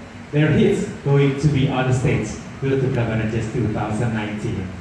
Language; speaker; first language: English; non-native, fluent; Indonesian